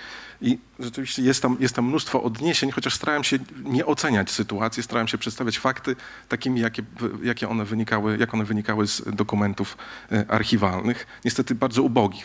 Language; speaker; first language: Polish; native; Polish